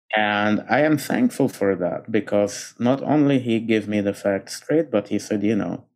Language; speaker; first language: English; non-native, fluent; Arabic